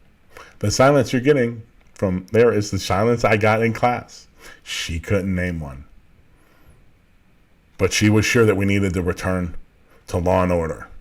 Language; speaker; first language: English; native; English